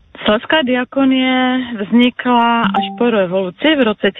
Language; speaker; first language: Czech; non-native, local second language; Polish